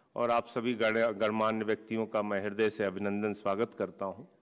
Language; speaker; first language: Hindi; native; Hindi